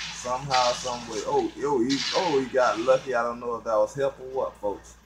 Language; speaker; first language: English; native; English